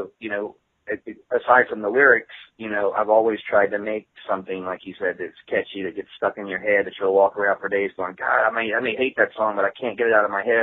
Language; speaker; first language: English; native; English